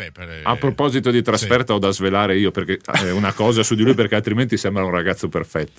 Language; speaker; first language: Italian; native; Italian